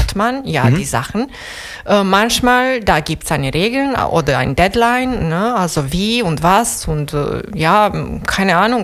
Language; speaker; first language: German; non-native, fluent; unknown